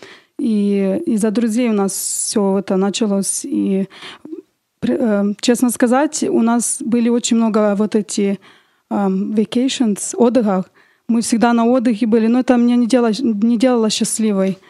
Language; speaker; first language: Russian; early bilingual, heritage; Russian